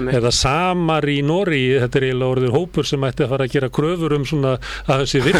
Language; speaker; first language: Icelandic; native; Icelandic